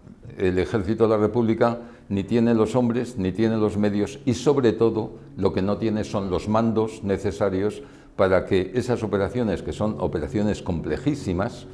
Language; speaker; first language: Spanish; native; Spanish